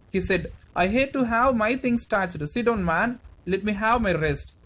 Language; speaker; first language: English; non-native, local second language; Tamil